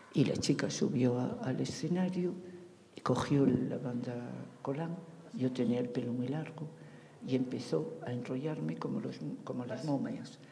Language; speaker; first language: Spanish; native; Spanish